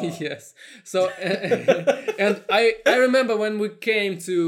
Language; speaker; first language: English; non-native, learner; Russian